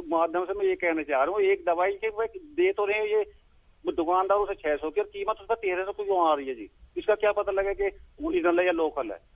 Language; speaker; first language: Hindi; native; Hindi